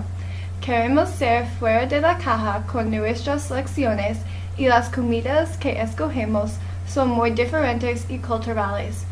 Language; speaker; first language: Spanish; non-native, learner; English